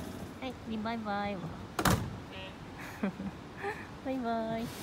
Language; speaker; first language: Japanese; native; Japanese